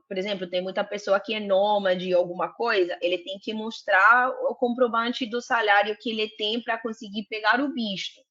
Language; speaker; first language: Portuguese; non-native, fluent; Spanish